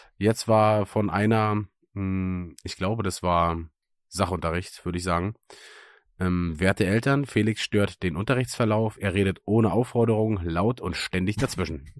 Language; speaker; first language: German; native; German